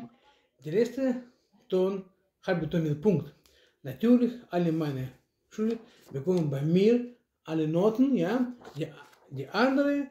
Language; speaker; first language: German; non-native, learner; Russian